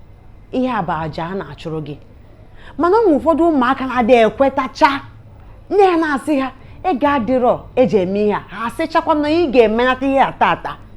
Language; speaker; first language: Igbo; native; Igbo